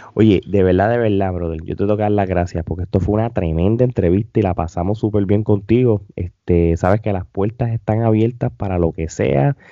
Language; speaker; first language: Spanish; native; Spanish